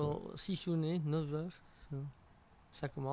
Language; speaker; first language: French; non-native, local second language; Dutch